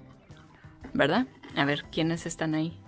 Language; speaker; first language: Spanish; native; Spanish